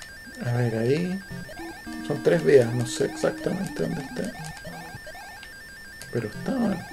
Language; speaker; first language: Spanish; native; Spanish